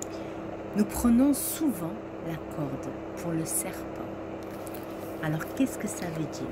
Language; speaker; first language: French; native; French